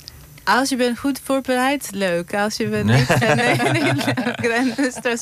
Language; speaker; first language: Dutch; non-native, learner; Greek